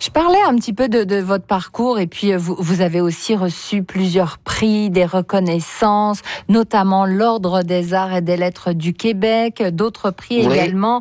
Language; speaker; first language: French; native; French